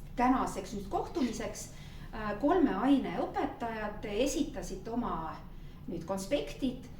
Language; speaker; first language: Estonian; non-native, local second language; Russian